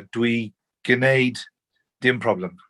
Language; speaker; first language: Welsh; non-native, learner; English